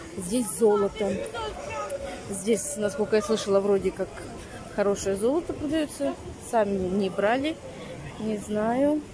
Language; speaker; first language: Russian; native; Russian